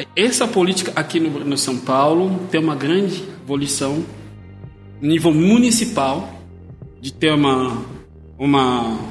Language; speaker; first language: Portuguese; non-native, fluent; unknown